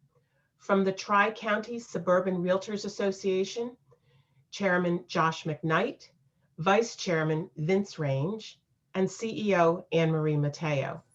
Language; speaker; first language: English; native; English